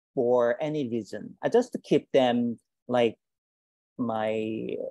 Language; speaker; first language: English; non-native, learner; Korean